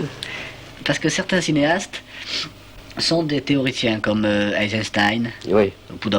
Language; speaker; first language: French; native; French